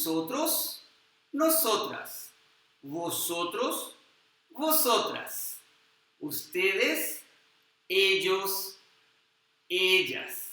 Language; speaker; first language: Spanish; non-native, fluent; Urdu